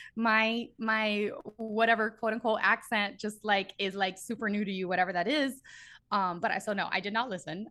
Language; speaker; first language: English; native; English